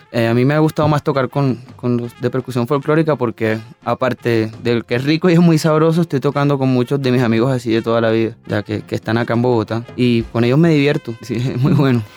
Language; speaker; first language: Spanish; native; Spanish